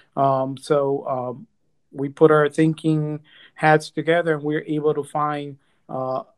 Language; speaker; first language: English; early bilingual, other home language; Spanish